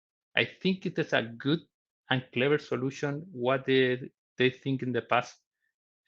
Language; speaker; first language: English; non-native, learner; Spanish